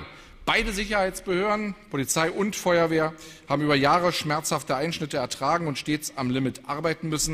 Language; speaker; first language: German; native; German